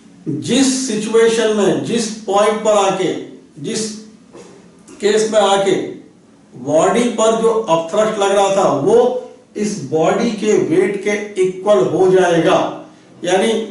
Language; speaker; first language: Hindi; native; Hindi